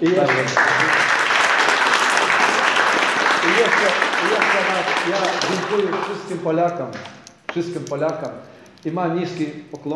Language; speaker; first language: Polish; non-native, learner; Ukrainian